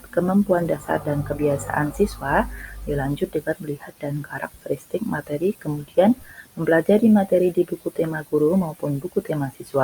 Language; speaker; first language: Indonesian; native; Indonesian